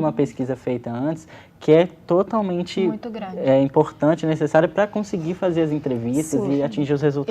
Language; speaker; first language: Portuguese; native; Portuguese